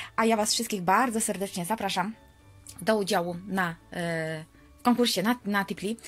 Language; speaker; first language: Polish; non-native, fluent; Ukrainian